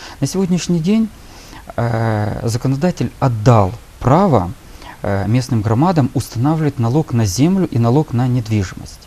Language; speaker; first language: Russian; native; Russian